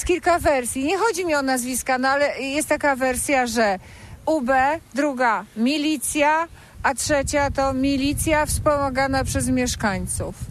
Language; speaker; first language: Polish; native; Polish